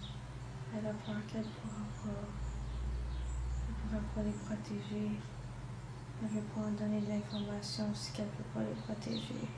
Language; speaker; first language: French; non-native, local second language; English